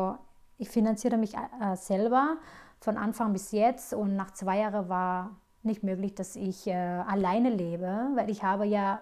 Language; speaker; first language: German; non-native, fluent; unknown